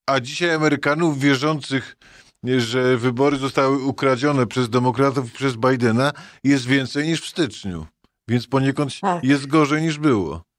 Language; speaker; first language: Polish; native; Polish